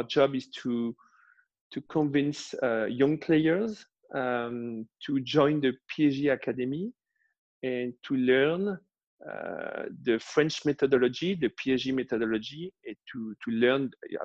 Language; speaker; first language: English; non-native, fluent; French